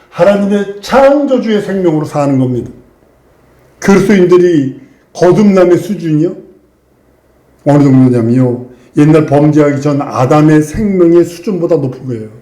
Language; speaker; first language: Korean; native; Korean